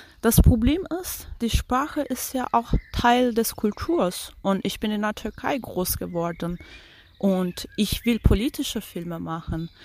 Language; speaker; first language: German; non-native, fluent; Turkish